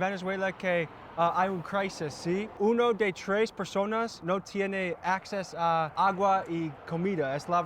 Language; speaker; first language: Spanish; non-native, learner; English